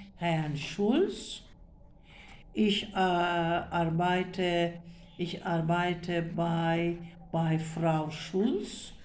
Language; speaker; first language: German; non-native, fluent; Turkish